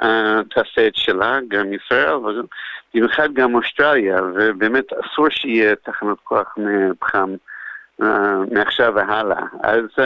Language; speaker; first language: Hebrew; non-native, fluent; English